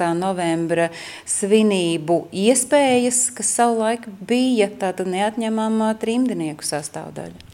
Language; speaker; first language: Latvian; native; Latvian